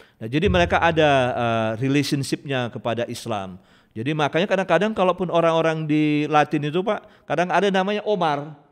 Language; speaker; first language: Indonesian; native; Indonesian